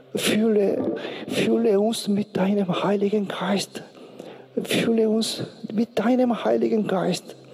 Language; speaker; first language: German; non-native, learner; Korean